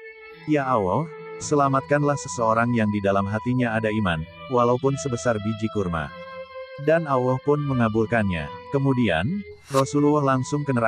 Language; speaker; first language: Indonesian; native; Indonesian